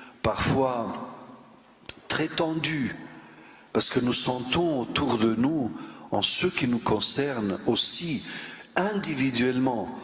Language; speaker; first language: French; non-native, fluent; Romanian